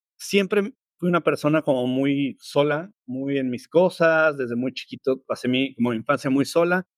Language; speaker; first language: Spanish; native; Spanish